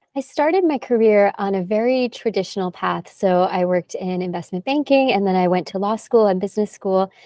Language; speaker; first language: English; native; English